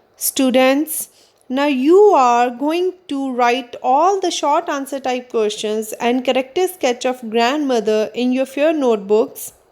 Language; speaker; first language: English; non-native, local second language; Punjabi